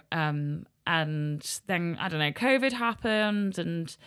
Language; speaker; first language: English; native; English